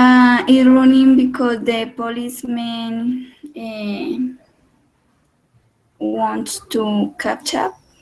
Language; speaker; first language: English; non-native, learner; Spanish